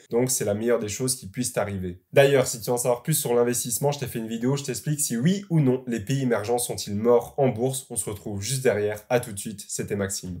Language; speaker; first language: French; native; French